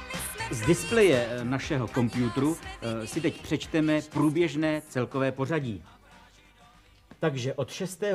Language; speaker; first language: Czech; native; Czech